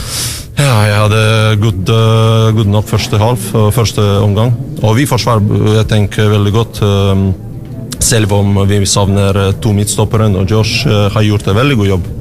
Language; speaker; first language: Norwegian; non-native, learner; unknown